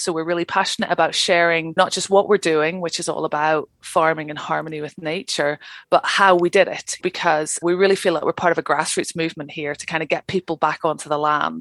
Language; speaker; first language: English; native; English